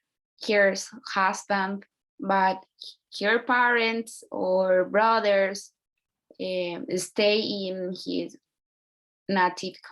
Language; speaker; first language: English; non-native, learner; Spanish